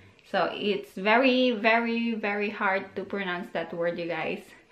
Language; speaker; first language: English; non-native, local second language; Filipino